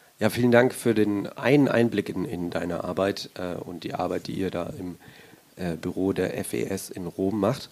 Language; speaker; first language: German; native; German